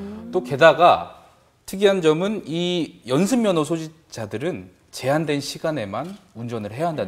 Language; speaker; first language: Korean; native; Korean